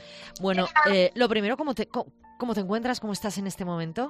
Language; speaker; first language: Spanish; native; Spanish